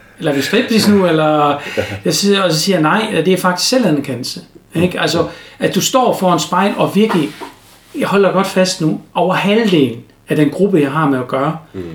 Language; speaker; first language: Danish; non-native, fluent; German